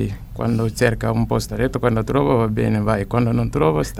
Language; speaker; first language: Italian; non-native, learner; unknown